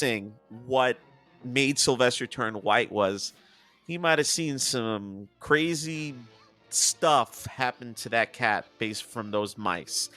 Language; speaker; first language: English; native; English